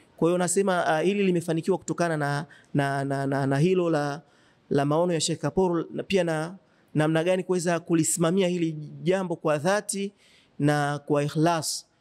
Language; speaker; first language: Swahili; native; Swahili